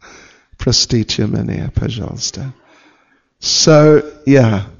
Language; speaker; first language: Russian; non-native, learner; English